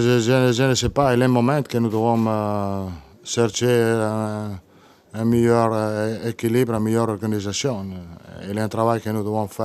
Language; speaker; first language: French; non-native, learner; Italian